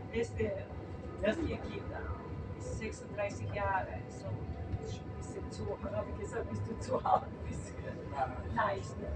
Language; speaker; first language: German; non-native, learner; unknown